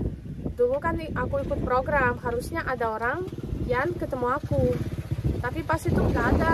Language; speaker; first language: Indonesian; non-native, fluent; Russian